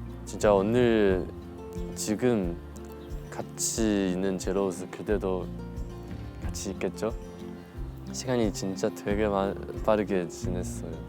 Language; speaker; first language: Korean; non-native, learner; Chinese